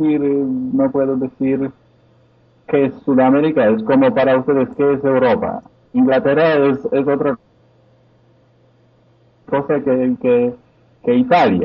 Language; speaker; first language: Spanish; non-native, fluent; Polish